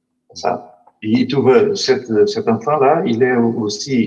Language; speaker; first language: French; non-native, learner; Portuguese